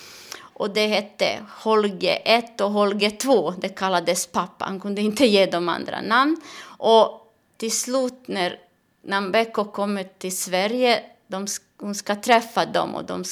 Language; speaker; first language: Swedish; non-native, learner; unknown